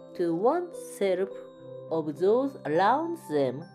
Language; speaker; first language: English; non-native, learner; Japanese